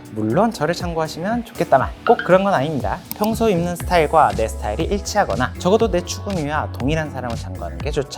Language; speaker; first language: Korean; native; Korean